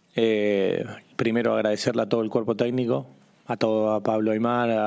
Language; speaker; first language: Spanish; native; Spanish